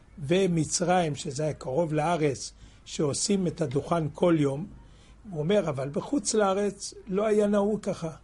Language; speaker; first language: Hebrew; non-native, fluent; French